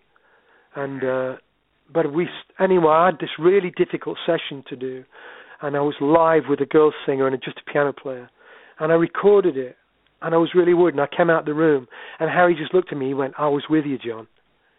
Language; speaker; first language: English; native; English